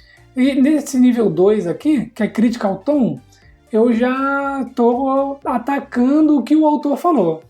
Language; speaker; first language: Portuguese; native; Portuguese